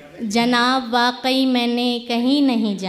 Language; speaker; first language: Hindi; native; Hindi